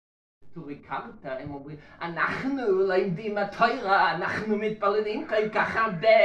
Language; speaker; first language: Hebrew; non-native, learner; Russian